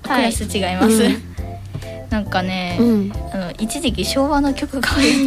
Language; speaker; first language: Japanese; native; Japanese